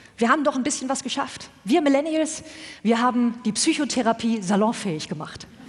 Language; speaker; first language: German; native; German